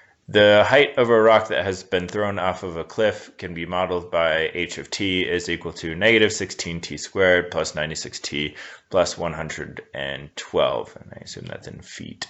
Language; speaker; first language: English; native; English